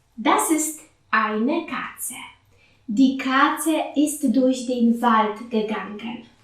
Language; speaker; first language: German; non-native, fluent; Polish